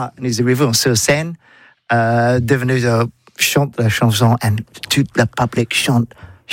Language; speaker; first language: French; non-native, learner; English